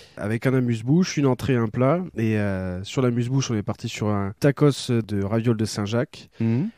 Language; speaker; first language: French; native; French